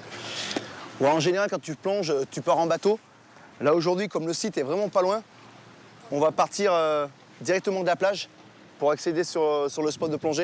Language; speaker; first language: French; native; French